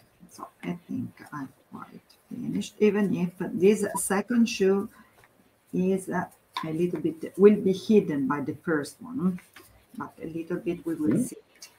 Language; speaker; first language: English; non-native, fluent; Italian